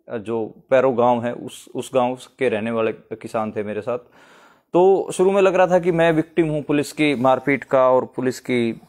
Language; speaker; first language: Hindi; native; Hindi